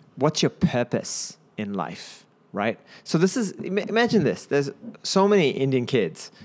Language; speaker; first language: English; native; English